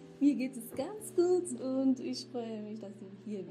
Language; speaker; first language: German; non-native, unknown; Kurdish